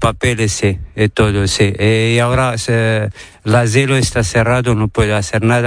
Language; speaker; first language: Spanish; non-native, learner; Arabic